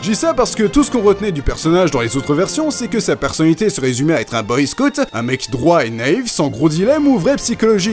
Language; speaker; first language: French; native; French